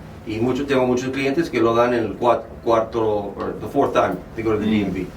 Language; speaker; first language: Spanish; early bilingual, heritage; Spanish